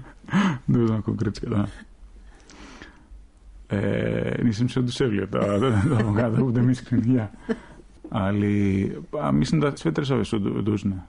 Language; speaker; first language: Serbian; non-native, fluent; Greek